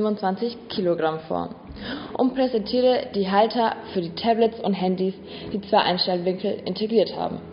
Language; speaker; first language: German; native; German